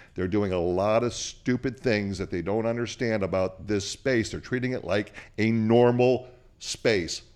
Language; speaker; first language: English; native; English